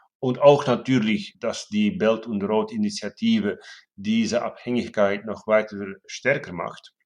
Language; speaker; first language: German; non-native, fluent; Dutch